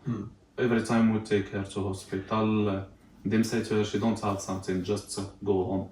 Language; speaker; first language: English; non-native, learner; Arabic